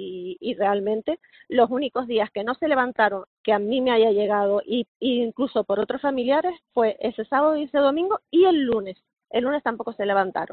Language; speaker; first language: Spanish; native; Spanish